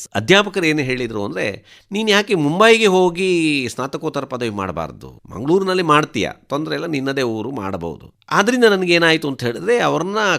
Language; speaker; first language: Kannada; non-native, local second language; Tulu